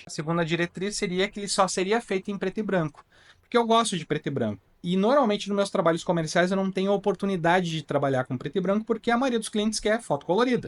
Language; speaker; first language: Portuguese; native; Portuguese